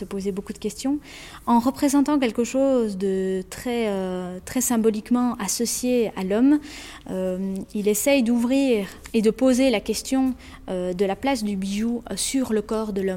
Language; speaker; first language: French; native; French